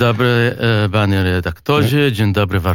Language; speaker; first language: Polish; non-native, fluent; Arabic